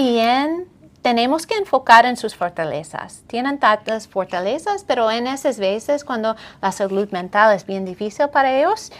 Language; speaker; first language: Spanish; non-native, fluent; English